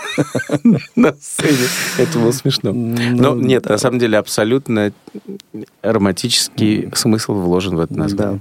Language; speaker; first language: Russian; native; Russian